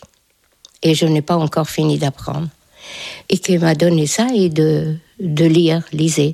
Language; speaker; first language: French; non-native, fluent; Hungarian